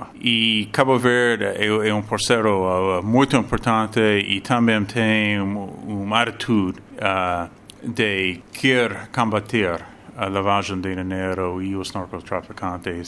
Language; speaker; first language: Portuguese; non-native, learner; English